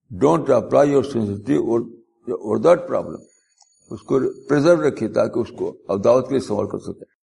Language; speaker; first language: Urdu; native; Urdu